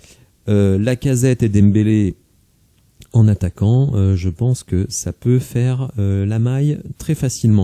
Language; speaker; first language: French; native; French